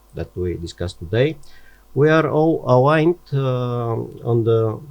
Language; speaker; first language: English; non-native, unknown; Bulgarian